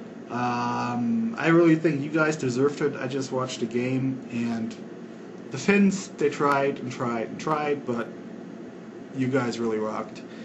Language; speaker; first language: English; non-native, fluent; German